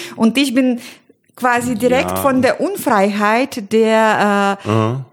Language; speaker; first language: German; non-native, fluent; Russian